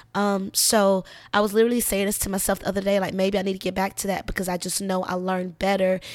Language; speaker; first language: English; native; English